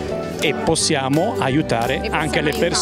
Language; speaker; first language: Italian; native; Italian